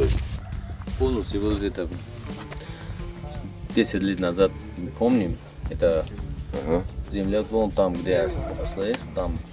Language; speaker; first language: Russian; non-native, local second language; Tajik